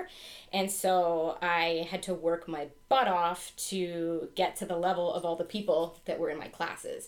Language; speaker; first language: English; native; English